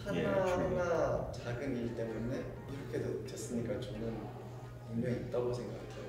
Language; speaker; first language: Korean; non-native, fluent; English